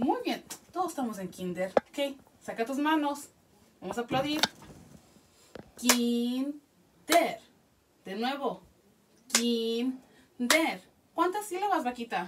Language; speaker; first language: Spanish; early bilingual, heritage; Spanish